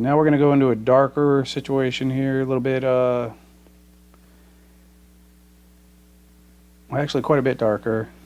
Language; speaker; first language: English; native; English